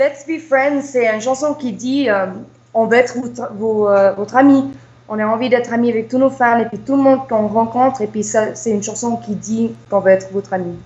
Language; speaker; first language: French; early bilingual, heritage; English